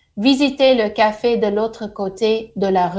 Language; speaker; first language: French; non-native, fluent; English